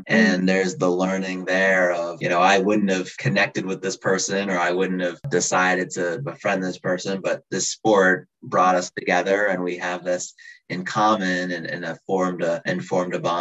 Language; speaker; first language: English; native; English